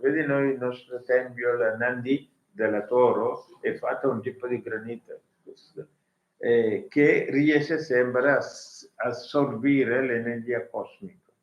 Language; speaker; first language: Italian; non-native, learner; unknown